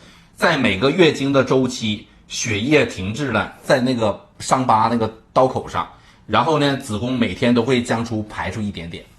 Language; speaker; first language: Chinese; native; Chinese